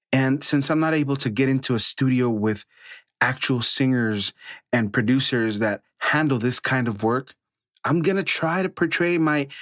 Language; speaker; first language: English; early bilingual, other home language; Spanish